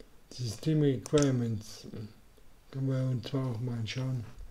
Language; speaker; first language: German; native; German